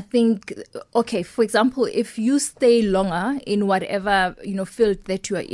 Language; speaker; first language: English; non-native, local second language; Northern Sotho